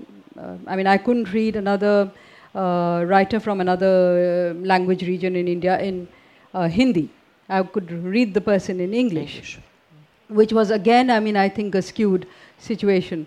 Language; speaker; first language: English; non-native, local second language; Hindi